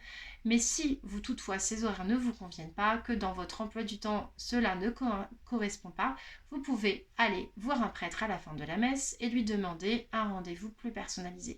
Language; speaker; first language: French; native; French